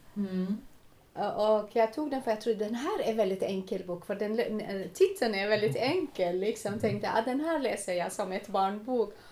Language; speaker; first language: Swedish; non-native, fluent; Arabic